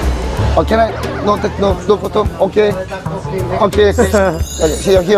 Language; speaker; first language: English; non-native, learner; Korean